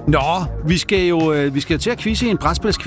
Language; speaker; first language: Danish; native; Danish